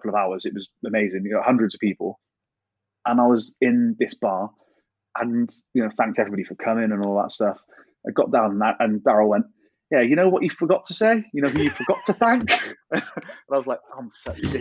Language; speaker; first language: English; native; English